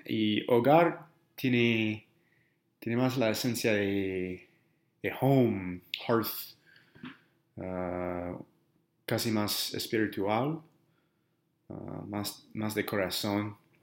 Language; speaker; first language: Spanish; non-native, learner; English